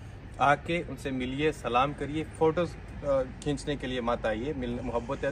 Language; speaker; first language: Hindi; native; Hindi